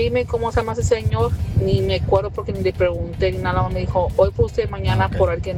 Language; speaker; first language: Spanish; early bilingual, heritage; Spanish